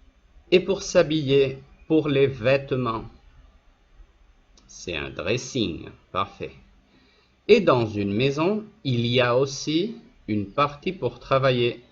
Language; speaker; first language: French; non-native, fluent; Spanish